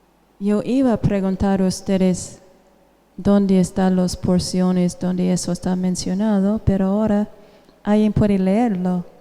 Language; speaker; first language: Spanish; non-native, fluent; English